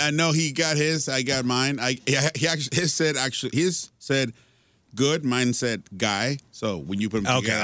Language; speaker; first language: English; early bilingual, other home language; Spanish